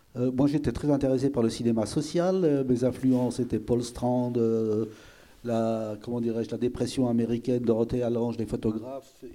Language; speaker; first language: French; native; French